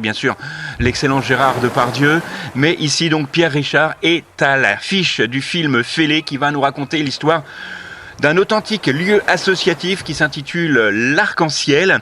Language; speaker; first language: French; native; French